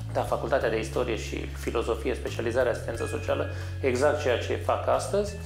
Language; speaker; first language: Romanian; native; Romanian